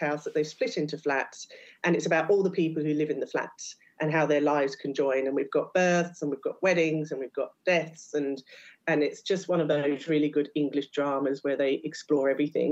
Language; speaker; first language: English; native; English